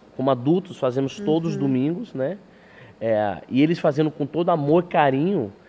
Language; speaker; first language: Portuguese; early bilingual, heritage; English